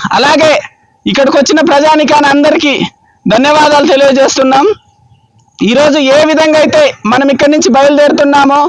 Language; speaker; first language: Telugu; native; Telugu